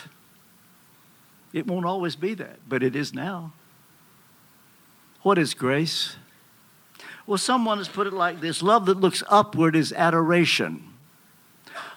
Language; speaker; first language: English; native; English